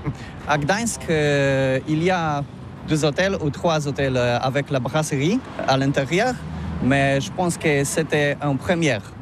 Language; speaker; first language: French; non-native, learner; Polish